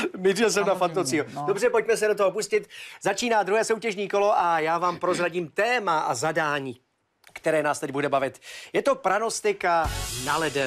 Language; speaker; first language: Czech; native; Czech